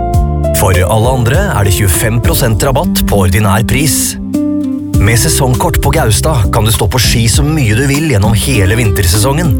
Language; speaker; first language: Norwegian; native; Norwegian